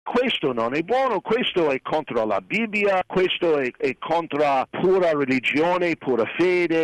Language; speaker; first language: Italian; non-native, fluent; English